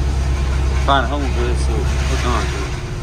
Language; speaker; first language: English; native; English